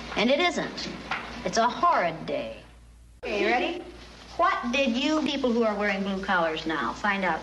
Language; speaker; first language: English; native; English